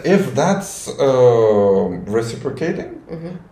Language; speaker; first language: English; non-native, fluent; Romanian